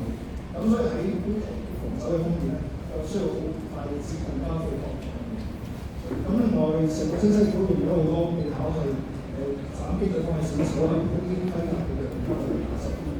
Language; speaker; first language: Cantonese; native; Cantonese